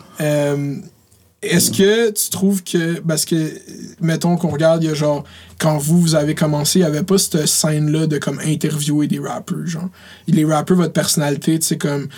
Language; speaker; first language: French; native; French